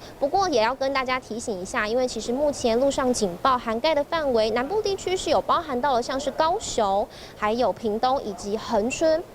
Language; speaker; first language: Chinese; native; Chinese